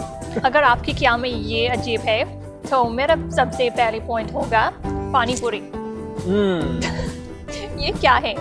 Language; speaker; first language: Hindi; non-native, learner; English